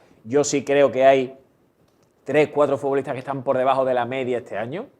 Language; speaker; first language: Spanish; native; Spanish